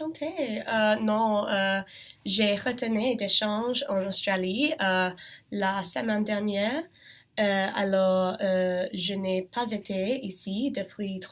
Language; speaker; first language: French; non-native, learner; English